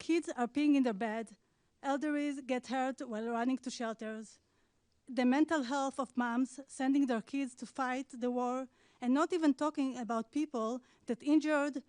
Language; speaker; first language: English; non-native, fluent; Hebrew